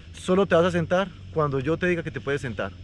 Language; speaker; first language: Spanish; native; Spanish